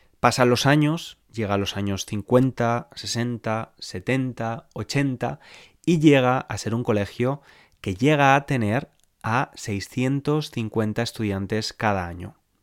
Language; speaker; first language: Spanish; native; Spanish